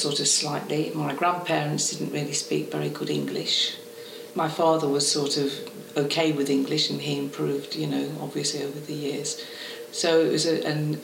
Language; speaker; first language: English; non-native, local second language; Estonian